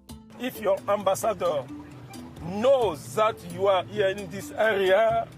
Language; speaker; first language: English; non-native, learner; Sango